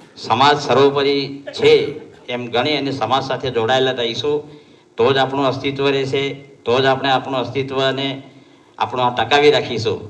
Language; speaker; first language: Gujarati; non-native, local second language; Bhili